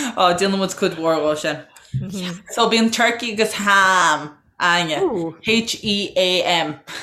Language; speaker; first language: Irish; native; Irish